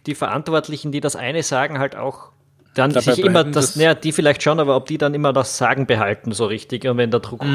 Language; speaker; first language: German; native; German